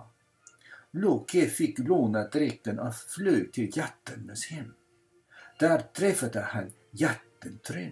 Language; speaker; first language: Swedish; non-native, fluent; English